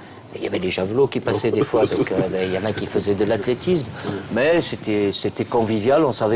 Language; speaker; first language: French; native; French